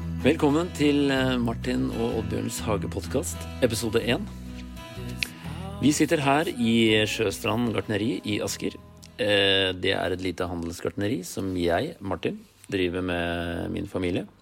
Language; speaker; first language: Norwegian; native; Norwegian